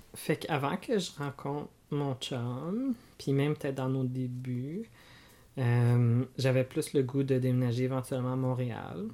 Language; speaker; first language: French; native; French